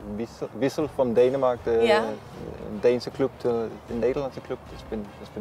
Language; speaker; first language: Dutch; non-native, learner; Danish